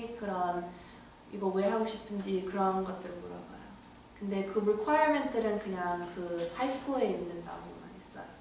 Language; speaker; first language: Korean; early bilingual, heritage; English